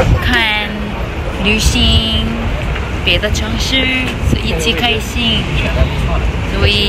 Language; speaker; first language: Chinese; non-native, learner; Korean